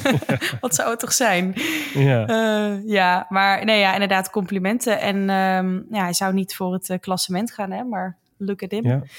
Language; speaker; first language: Dutch; native; Dutch